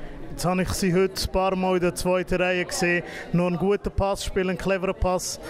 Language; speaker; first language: German; native; German